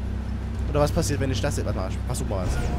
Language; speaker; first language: German; native; German